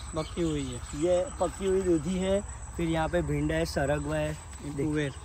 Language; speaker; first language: Hindi; non-native, local second language; Gujarati